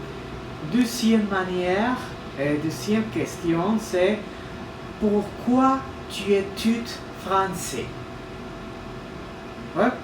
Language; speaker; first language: French; non-native, fluent; Spanish